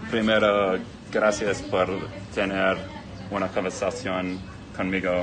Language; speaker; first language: Spanish; non-native, learner; English